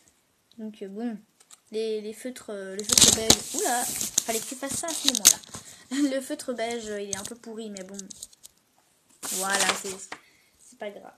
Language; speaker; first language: French; native; French